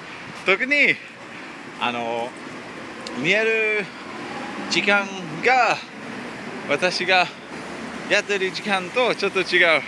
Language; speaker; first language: Japanese; non-native, learner; English